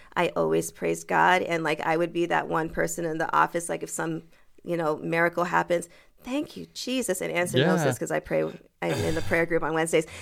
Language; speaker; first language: English; early bilingual, other home language; French